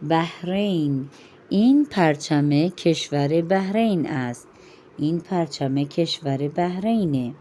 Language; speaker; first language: Persian; non-native, fluent; Urdu